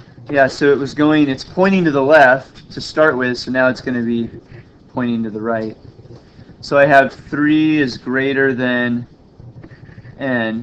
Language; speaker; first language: English; native; English